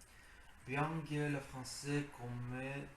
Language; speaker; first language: French; non-native, learner; Greek